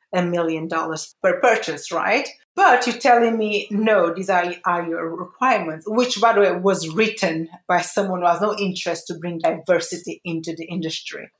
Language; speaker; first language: English; early bilingual, other home language; Portuguese